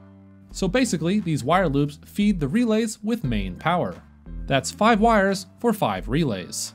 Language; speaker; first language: English; native; English